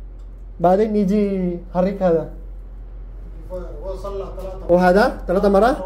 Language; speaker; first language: Arabic; non-native, learner; Filipino